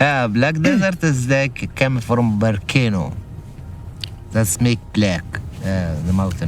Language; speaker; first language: English; non-native, learner; Arabic